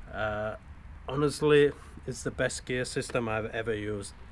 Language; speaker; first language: English; native; English